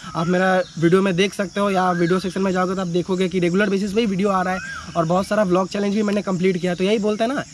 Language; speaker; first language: Hindi; non-native, local second language; Bangla